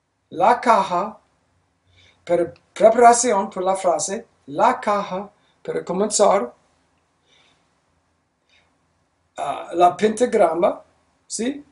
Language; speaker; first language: Spanish; non-native, learner; English